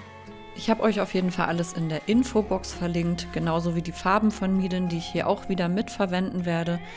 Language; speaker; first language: German; native; German